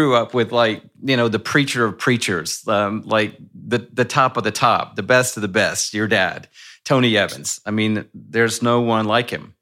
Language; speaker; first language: English; native; English